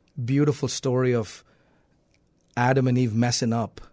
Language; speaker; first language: English; non-native, local second language; Malayalam